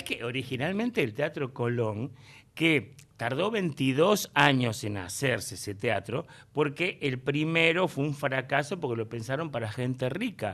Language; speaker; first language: Spanish; native; Spanish